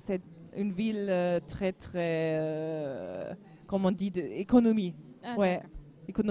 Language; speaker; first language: French; non-native, learner; German